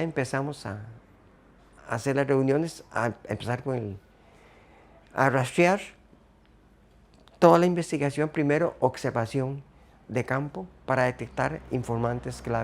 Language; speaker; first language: Spanish; native; Spanish